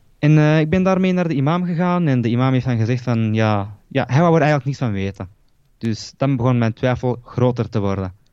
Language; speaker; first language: Dutch; early bilingual, other home language; Turkish